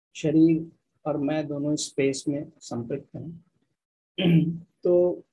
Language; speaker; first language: Hindi; native; Hindi